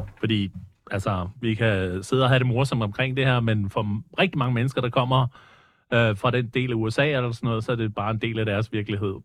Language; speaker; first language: Danish; early bilingual, other home language; English